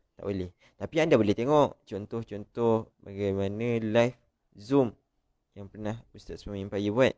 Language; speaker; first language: Malay; native; Malay